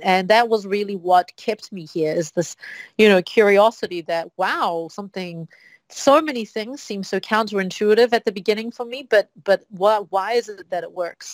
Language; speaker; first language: English; native; English